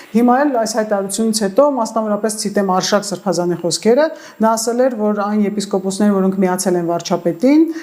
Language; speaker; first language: Armenian; native; Armenian